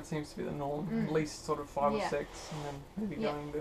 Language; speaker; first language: English; native; English